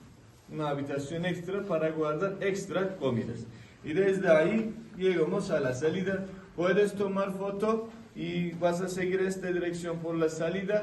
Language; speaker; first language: Spanish; non-native, fluent; Turkish